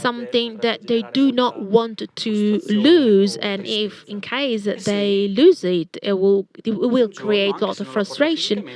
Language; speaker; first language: English; non-native, fluent; Italian